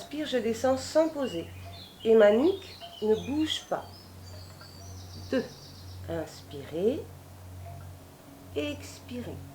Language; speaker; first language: French; native; French